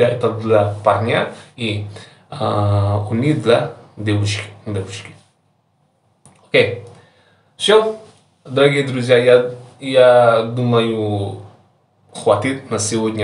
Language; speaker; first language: Russian; non-native, learner; Javanese